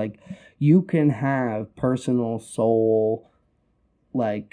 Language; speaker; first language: English; native; English